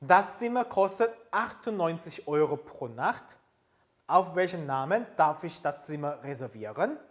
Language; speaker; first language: German; non-native, fluent; Korean